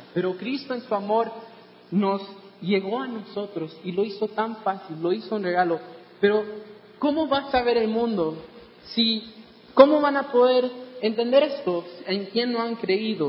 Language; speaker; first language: Spanish; non-native, fluent; English